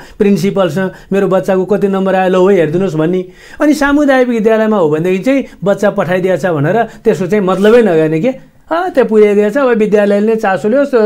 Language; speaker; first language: Nepali; native; Nepali